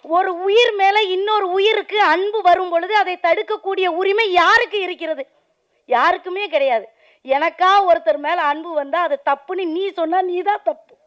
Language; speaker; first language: Tamil; native; Tamil